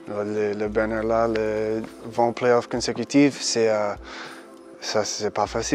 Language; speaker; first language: French; early bilingual, heritage; English